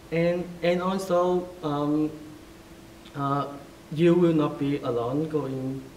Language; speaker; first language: English; non-native, fluent; Vietnamese